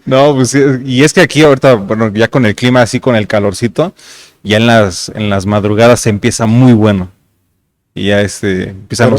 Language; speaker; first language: Spanish; native; Spanish